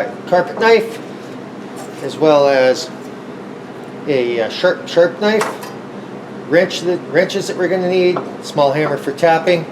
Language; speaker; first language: English; native; English